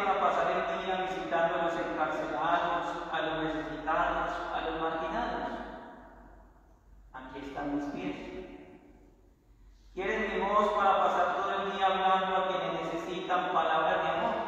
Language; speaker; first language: Spanish; native; Spanish